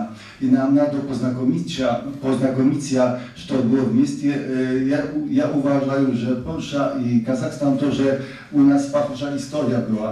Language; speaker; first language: Russian; non-native, learner; Polish